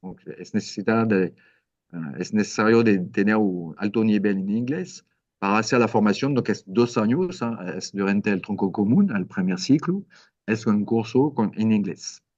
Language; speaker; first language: Spanish; non-native, learner; French